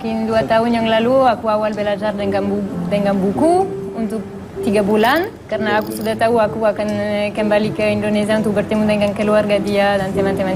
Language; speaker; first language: Indonesian; non-native, learner; French